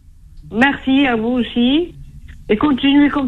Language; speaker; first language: French; non-native, learner; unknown